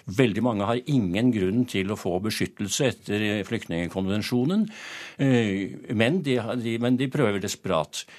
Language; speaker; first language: Norwegian; native; Norwegian